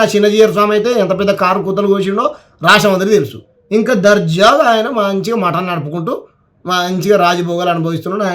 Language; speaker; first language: Telugu; native; Telugu